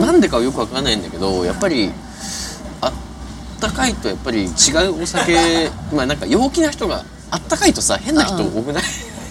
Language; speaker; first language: Japanese; native; Japanese